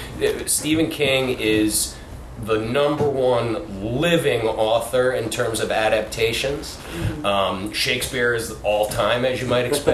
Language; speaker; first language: English; native; English